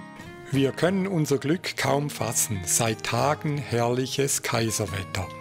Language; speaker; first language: German; native; German